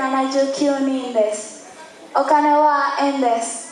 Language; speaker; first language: Japanese; non-native, learner; Spanish